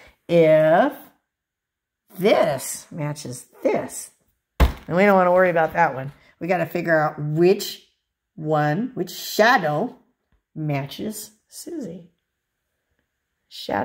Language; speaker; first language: English; native; English